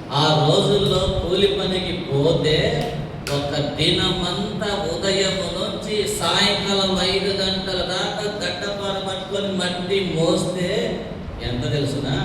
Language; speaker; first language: Telugu; non-native, local second language; Tamil